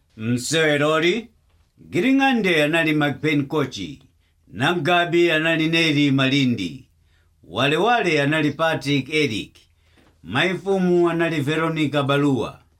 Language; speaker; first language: Nyanja; native; Nyanja